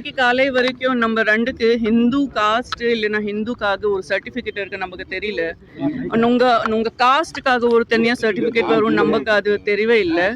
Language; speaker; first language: Tamil; non-native, learner; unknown